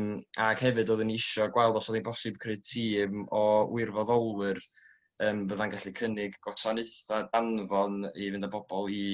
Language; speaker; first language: Welsh; native; Welsh